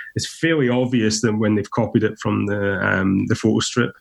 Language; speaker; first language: English; native; English